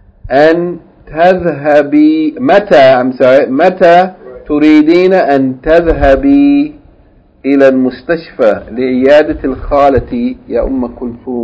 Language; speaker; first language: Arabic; non-native, fluent; English